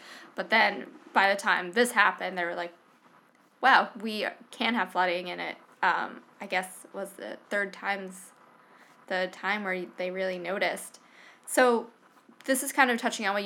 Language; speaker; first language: English; native; English